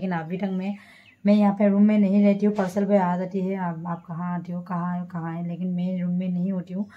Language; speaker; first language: Hindi; non-native, local second language; Assamese